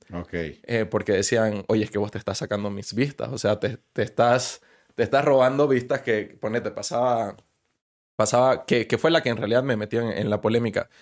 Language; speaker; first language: Spanish; native; Spanish